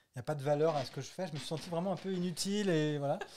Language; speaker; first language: French; native; French